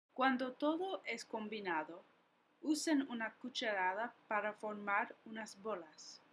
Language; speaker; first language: Spanish; non-native, learner; English